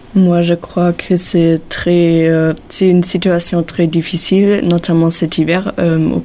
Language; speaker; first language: French; non-native, fluent; German